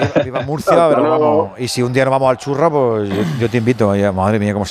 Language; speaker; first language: Spanish; native; Spanish